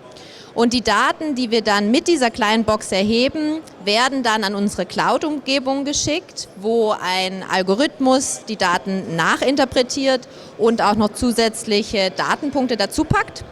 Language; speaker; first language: German; native; German